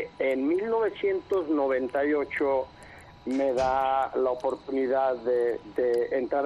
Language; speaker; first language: Spanish; native; Spanish